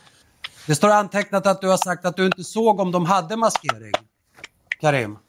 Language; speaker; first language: Swedish; native; Swedish